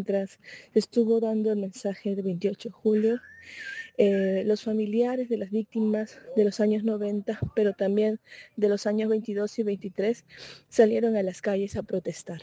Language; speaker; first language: Spanish; native; Spanish